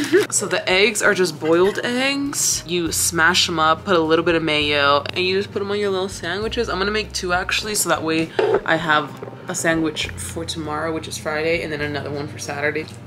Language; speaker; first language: English; early bilingual, other home language; Spanish